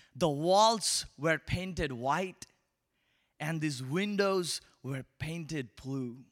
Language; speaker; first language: English; non-native, local second language; Bangla